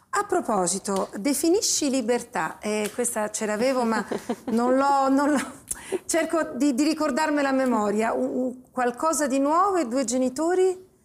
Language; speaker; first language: Italian; native; Italian